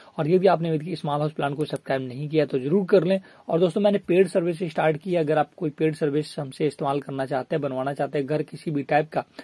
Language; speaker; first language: Hindi; native; Hindi